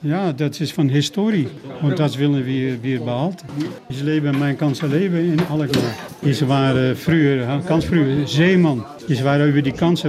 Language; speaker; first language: German; non-native, learner; Dutch